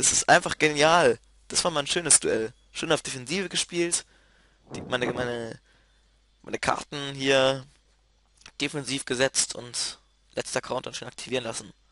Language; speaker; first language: German; native; German